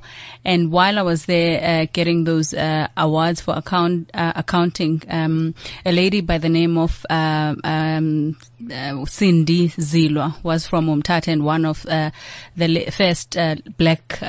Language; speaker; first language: English; non-native, local second language; Xhosa